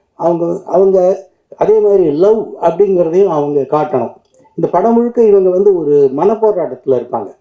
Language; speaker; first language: Tamil; native; Tamil